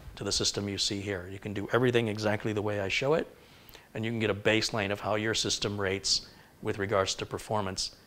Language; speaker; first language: English; native; English